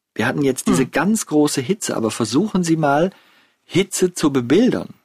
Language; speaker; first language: German; native; German